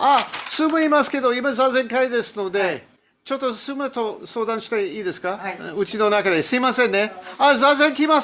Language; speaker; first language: Japanese; non-native, learner; English